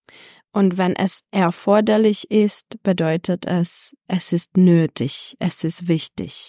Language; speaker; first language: German; non-native, fluent; Czech